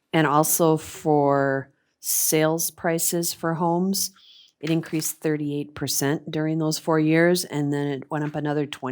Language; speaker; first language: English; native; English